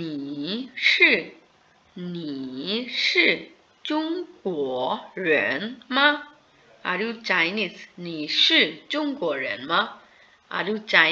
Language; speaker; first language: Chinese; non-native, fluent; Bangla